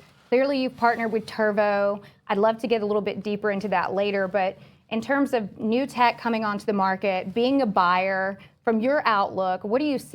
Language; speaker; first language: English; native; English